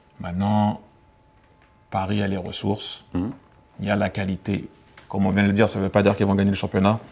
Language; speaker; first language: French; native; French